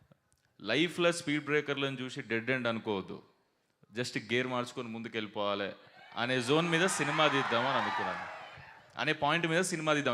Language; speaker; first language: Telugu; native; Telugu